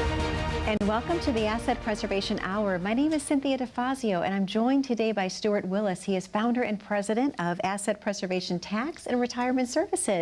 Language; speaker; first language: English; native; English